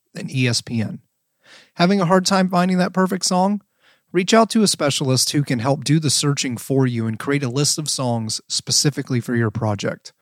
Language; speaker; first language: English; native; English